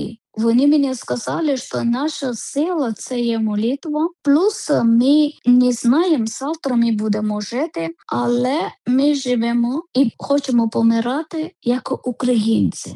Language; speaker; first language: Ukrainian; non-native, learner; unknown